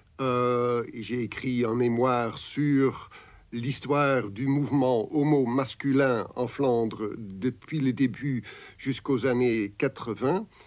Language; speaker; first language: French; non-native, local second language; Dutch